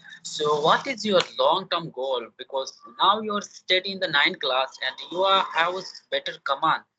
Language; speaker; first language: English; non-native, learner; Hindi